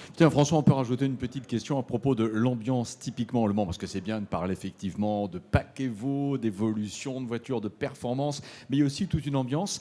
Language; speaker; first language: French; native; French